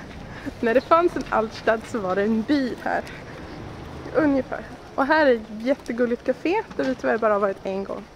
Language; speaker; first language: Swedish; native; Swedish